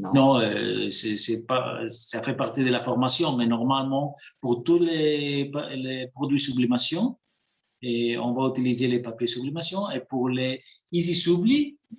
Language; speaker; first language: French; non-native, fluent; Spanish